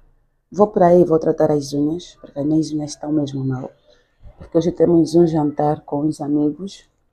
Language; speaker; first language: Portuguese; native; Portuguese